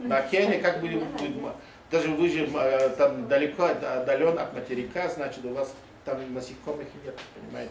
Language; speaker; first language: Russian; non-native, fluent; Mongolian